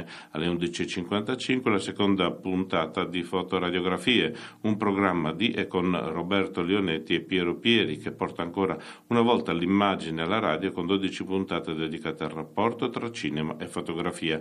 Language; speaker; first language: Italian; native; Italian